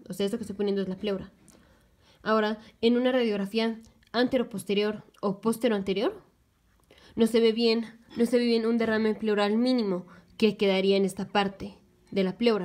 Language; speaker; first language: Spanish; native; Spanish